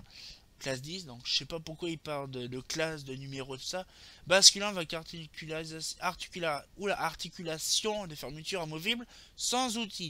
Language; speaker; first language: French; native; French